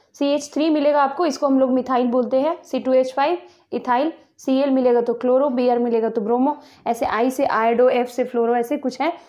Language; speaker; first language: Hindi; native; Hindi